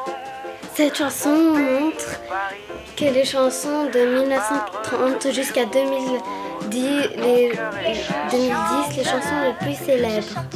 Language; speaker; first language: French; non-native, learner; Lithuanian